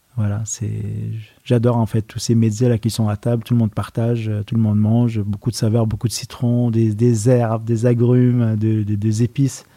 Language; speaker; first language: French; non-native, fluent; Arabic